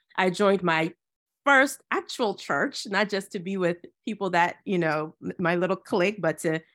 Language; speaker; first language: English; early bilingual, other home language; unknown